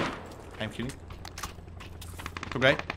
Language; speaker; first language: English; non-native, learner; Russian